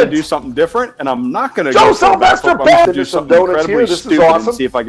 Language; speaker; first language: English; native; English